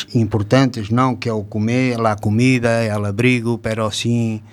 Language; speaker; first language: Spanish; non-native, fluent; Portuguese